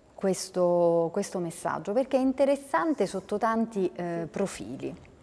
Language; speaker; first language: Italian; native; Italian